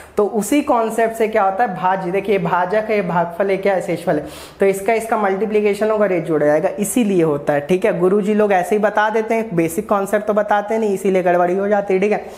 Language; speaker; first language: Hindi; native; Hindi